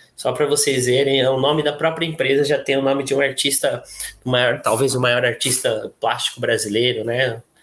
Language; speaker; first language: Portuguese; native; Portuguese